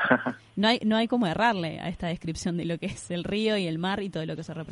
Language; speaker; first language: Spanish; native; Spanish